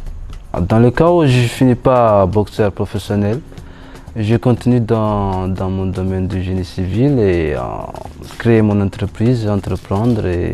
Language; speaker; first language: French; non-native, local second language; Malagasy